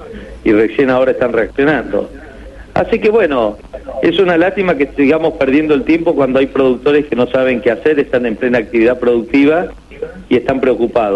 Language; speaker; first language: Spanish; native; Spanish